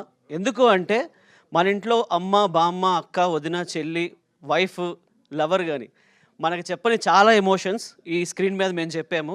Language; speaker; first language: Telugu; native; Telugu